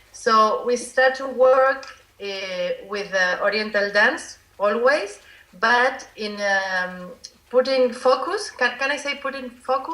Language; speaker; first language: English; non-native, learner; Spanish